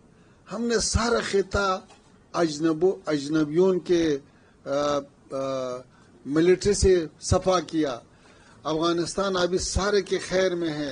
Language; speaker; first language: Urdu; non-native, fluent; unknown